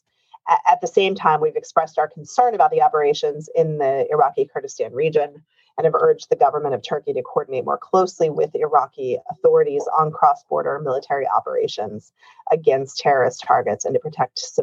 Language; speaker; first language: English; native; English